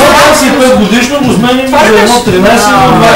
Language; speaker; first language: Bulgarian; native; Bulgarian